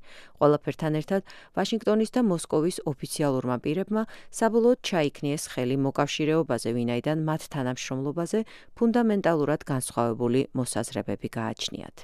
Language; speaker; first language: Georgian; native; Georgian